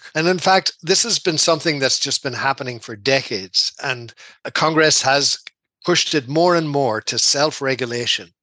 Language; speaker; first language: English; native; English